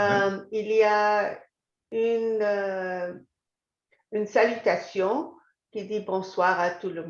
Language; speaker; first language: French; non-native, fluent; English